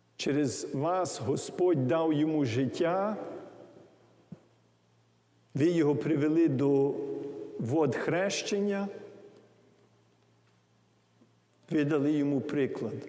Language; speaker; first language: Ukrainian; early bilingual, heritage; English